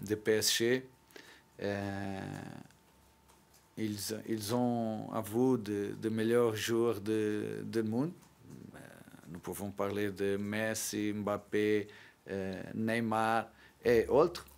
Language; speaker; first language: French; non-native, learner; Portuguese